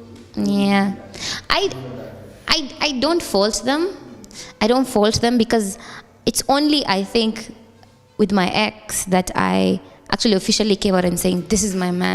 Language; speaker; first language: English; non-native, local second language; Swahili